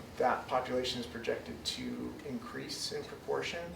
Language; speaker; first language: English; native; English